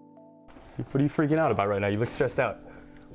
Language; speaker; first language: English; native; English